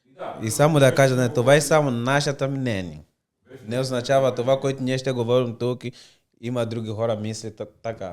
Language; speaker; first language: Bulgarian; non-native, learner; Portuguese